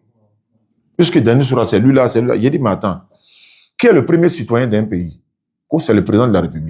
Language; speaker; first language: French; non-native, local second language; Bambara